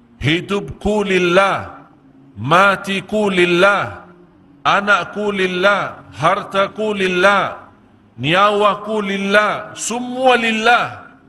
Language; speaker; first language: Malay; non-native, fluent; Arabic